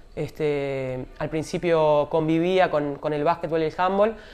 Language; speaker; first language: Spanish; native; Spanish